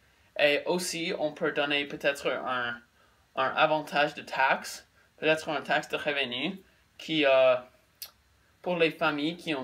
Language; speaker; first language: French; non-native, learner; English